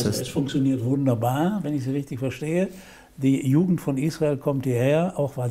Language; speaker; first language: German; native; German